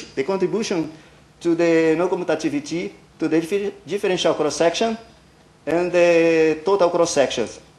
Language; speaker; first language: English; non-native, learner; Portuguese